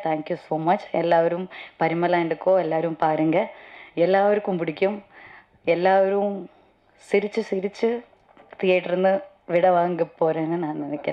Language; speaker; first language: Tamil; non-native, learner; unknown